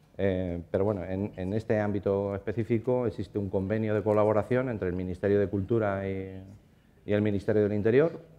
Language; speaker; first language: Spanish; native; Spanish